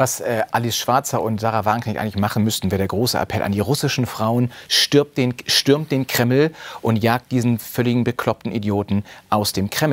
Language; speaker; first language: German; native; German